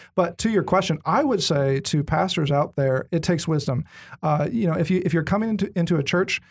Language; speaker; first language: English; native; English